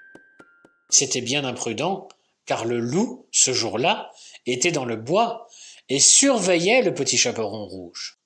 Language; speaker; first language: French; native; French